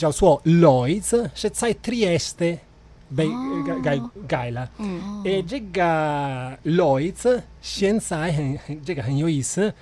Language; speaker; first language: Chinese; non-native, fluent; Italian